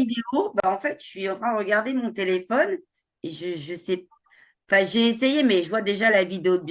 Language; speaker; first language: French; native; French